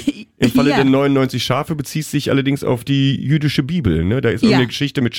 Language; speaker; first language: German; native; German